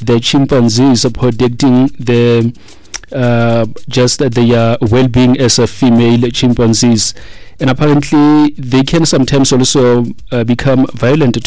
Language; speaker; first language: English; non-native, local second language; Tswana